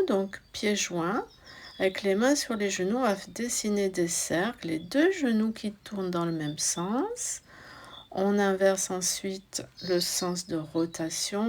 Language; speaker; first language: French; native; French